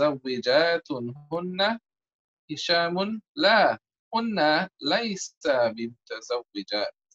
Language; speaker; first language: Arabic; non-native, fluent; English